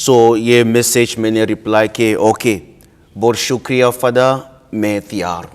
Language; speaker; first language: Hindi; non-native, learner; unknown